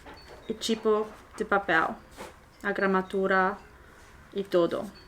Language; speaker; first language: Portuguese; non-native, learner; English